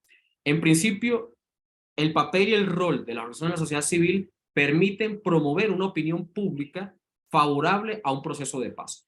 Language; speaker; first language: Spanish; native; Spanish